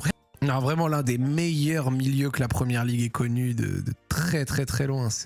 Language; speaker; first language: French; native; French